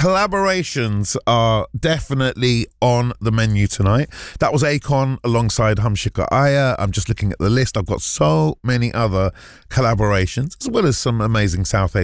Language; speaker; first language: English; native; English